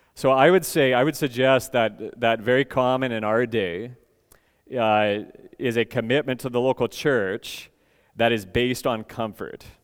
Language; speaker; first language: English; native; English